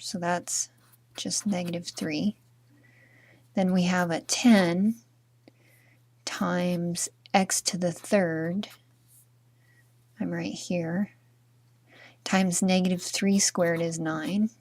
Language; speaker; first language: English; native; English